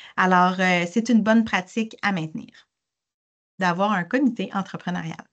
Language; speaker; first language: French; native; French